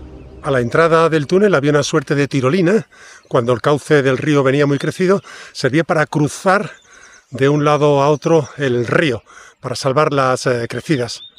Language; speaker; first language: Spanish; native; Spanish